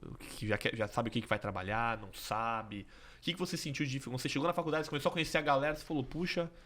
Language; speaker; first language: Portuguese; native; Portuguese